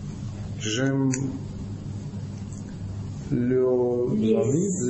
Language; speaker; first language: French; non-native, learner; Russian